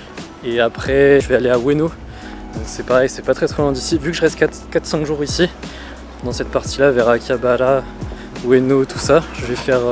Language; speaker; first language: French; native; French